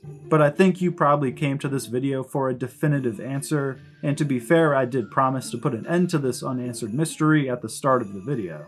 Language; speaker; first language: English; native; English